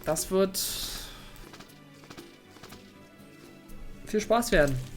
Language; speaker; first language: German; native; German